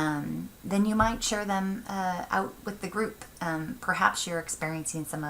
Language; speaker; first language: English; native; English